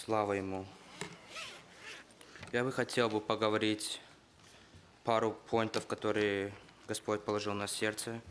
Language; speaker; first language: Russian; early bilingual, heritage; Russian